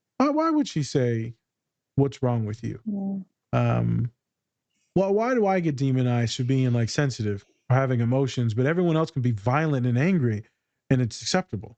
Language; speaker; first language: English; native; English